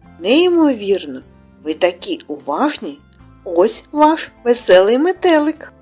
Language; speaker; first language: Ukrainian; native; Ukrainian